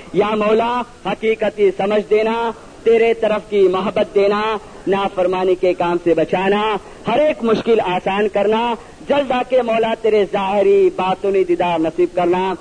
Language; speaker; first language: Urdu; non-native, local second language; Gujarati